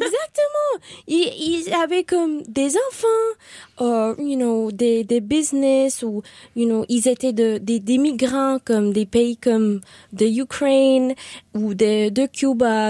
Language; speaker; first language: French; non-native, learner; Spanish